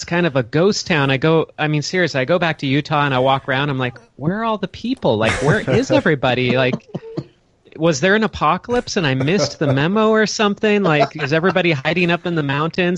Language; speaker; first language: English; native; English